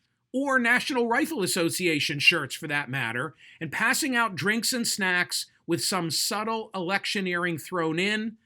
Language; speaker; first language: English; native; English